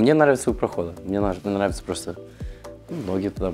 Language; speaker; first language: Russian; early bilingual, heritage; Russian